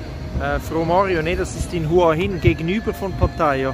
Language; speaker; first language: German; native; German